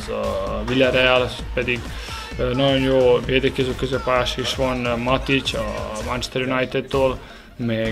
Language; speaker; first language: Hungarian; non-native, learner; Serbian